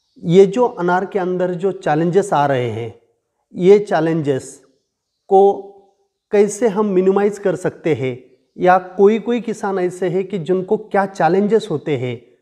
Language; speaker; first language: Hindi; non-native, local second language; Marathi